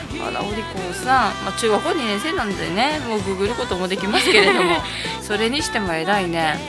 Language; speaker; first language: Japanese; native; Japanese